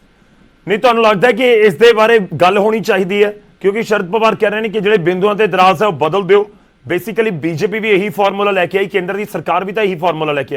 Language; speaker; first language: Punjabi; non-native, local second language; Hindi